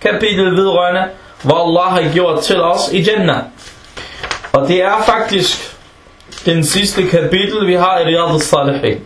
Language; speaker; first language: Danish; early bilingual, other home language; Arabic